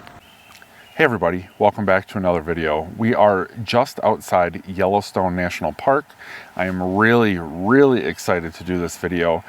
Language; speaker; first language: English; native; English